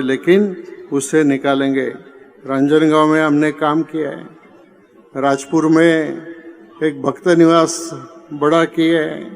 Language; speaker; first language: Hindi; non-native, local second language; Marathi